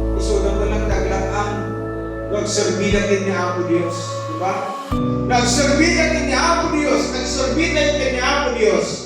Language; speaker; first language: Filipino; non-native, local second language; Iloko